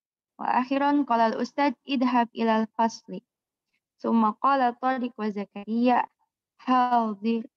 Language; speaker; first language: Arabic; non-native, fluent; Indonesian